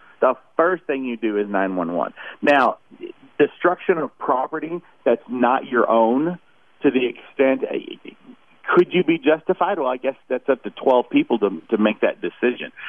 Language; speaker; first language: English; native; English